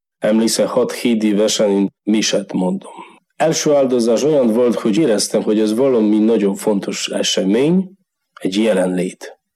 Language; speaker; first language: Hungarian; non-native, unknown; Polish